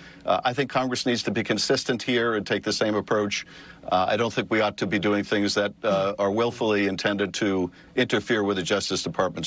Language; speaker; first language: English; native; English